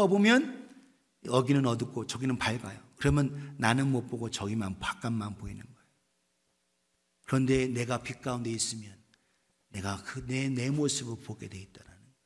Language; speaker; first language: Korean; native; Korean